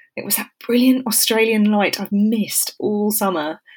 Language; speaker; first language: English; native; English